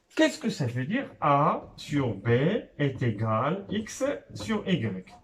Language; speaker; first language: French; non-native, local second language; Arabic